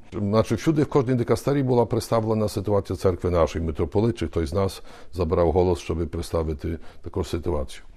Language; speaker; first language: Ukrainian; early bilingual, heritage; Ukrainian